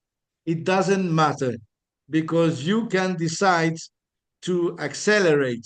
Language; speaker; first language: English; non-native, fluent; French